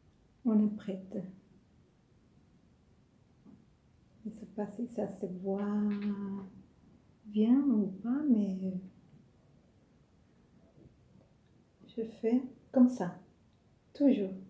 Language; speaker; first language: French; non-native, fluent; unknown